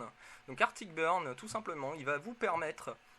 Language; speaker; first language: French; native; French